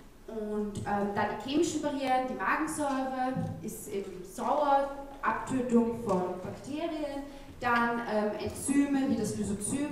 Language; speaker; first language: German; native; German